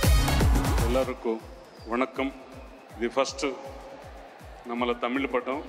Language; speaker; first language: Tamil; non-native, learner; Telugu